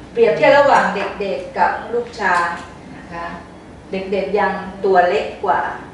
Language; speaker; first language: Thai; native; Thai